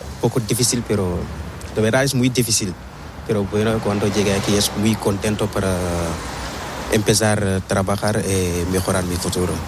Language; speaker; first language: Spanish; non-native, learner; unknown